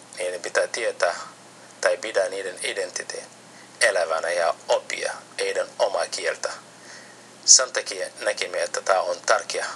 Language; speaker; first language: Finnish; non-native, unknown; Somali